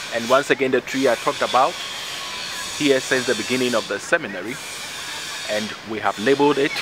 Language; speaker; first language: English; non-native, local second language; Akan